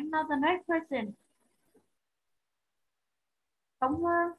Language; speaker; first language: English; non-native, learner; Vietnamese